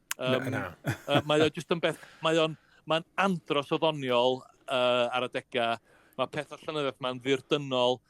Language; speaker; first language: Welsh; native; Welsh